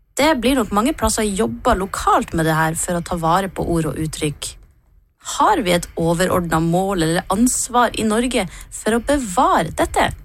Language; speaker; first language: Norwegian; native; Norwegian